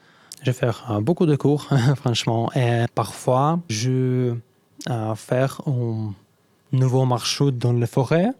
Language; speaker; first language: French; non-native, learner; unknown